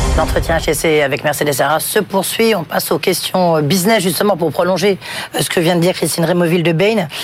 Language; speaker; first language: French; native; French